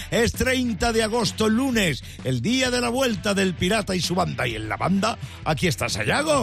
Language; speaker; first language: Spanish; native; Spanish